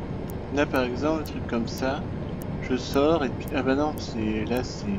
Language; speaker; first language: French; native; French